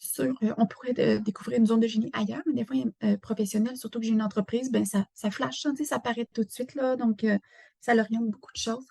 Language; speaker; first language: French; native; French